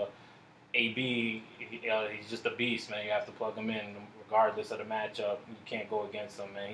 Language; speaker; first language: English; native; English